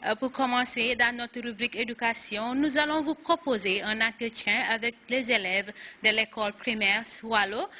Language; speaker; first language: French; non-native, fluent; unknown